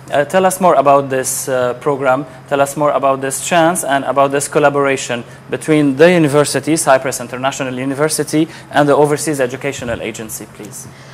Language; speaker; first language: English; non-native, local second language; Arabic